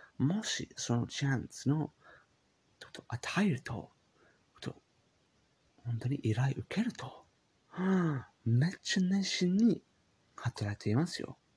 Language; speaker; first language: Japanese; non-native, learner; English